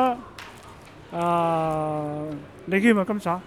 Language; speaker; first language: French; non-native, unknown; Hmong